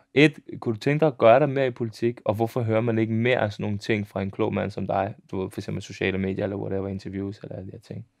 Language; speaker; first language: Danish; early bilingual, other home language; Serbian